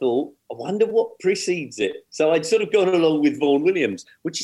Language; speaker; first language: English; native; English